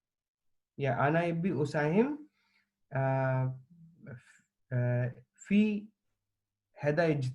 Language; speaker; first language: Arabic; non-native, learner; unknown